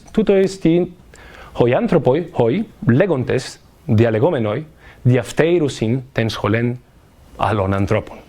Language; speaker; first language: Greek; non-native, fluent; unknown